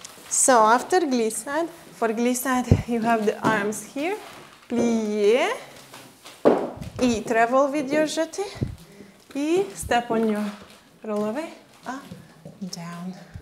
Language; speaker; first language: English; non-native, fluent; Hungarian